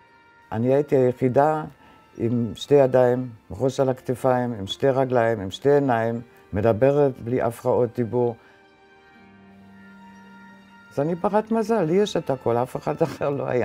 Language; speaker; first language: Hebrew; non-native, fluent; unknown